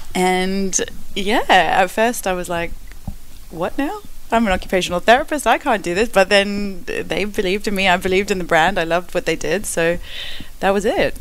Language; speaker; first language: English; native; English